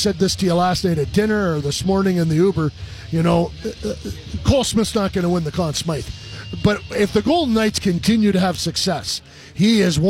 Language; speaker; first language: English; native; English